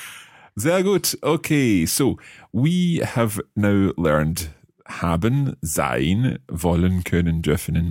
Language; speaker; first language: German; non-native, learner; English